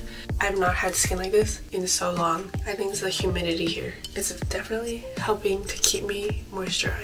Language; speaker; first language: English; native; English